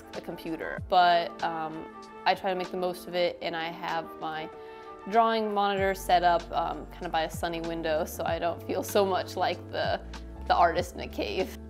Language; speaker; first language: English; native; English